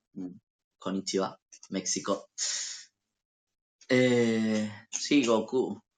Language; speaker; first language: Japanese; non-native, learner; Spanish